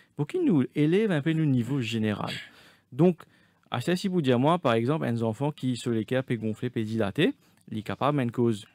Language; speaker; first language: French; non-native, local second language; Morisyen